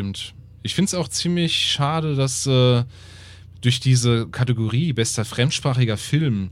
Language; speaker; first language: German; native; German